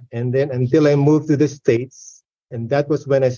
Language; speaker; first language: English; non-native, local second language; Filipino